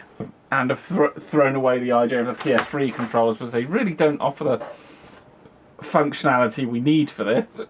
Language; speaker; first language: English; native; English